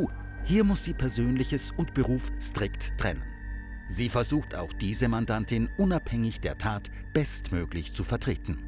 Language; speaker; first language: German; native; German